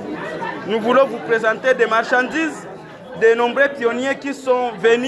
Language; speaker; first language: French; non-native, local second language; Swahili